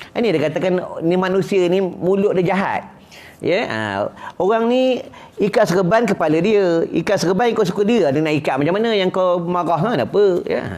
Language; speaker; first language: Malay; native; Malay